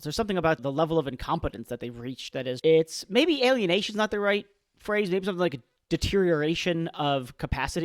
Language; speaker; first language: English; native; English